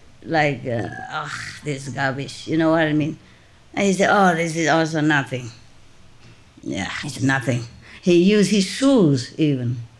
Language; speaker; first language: English; non-native, fluent; Vietnamese